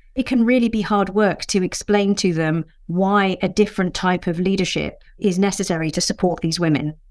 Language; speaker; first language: English; native; English